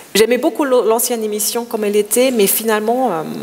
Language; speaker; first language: French; non-native, fluent; German